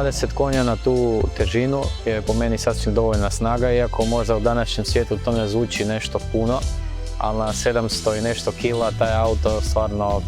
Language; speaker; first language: Croatian; native; Croatian